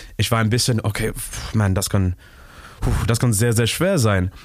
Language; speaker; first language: German; non-native, learner; Shona